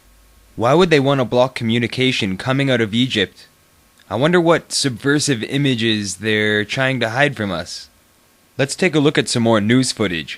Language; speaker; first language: English; native; English